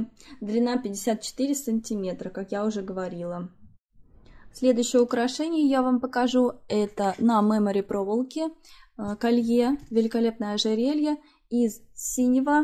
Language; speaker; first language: Russian; native; Russian